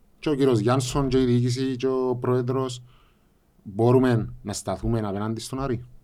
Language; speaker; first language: Greek; native; Greek